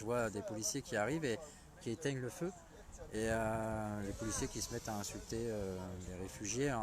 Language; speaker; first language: French; native; French